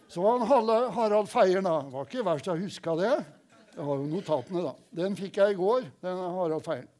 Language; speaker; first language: Norwegian; native; Norwegian